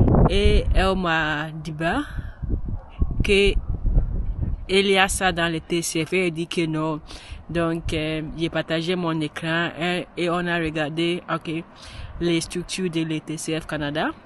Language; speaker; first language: French; non-native, learner; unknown